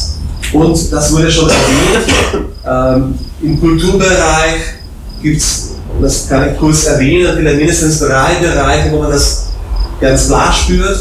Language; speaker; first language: German; non-native, fluent; Slovak